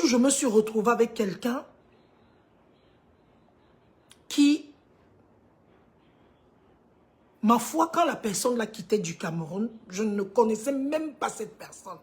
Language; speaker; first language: French; native; French